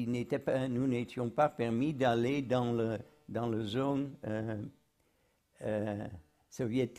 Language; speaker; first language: French; non-native, fluent; Dutch